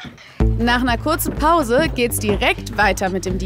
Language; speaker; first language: German; native; German